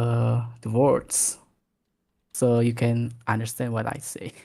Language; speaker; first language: English; non-native, learner; Indonesian